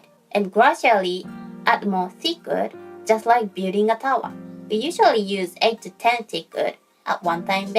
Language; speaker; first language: English; non-native, fluent; Japanese